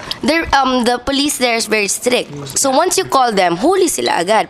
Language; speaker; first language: English; non-native, local second language; Cebuano